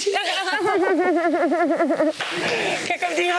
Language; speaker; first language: Serbian; native; Serbian